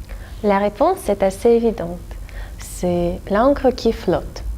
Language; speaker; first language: French; non-native, fluent; Russian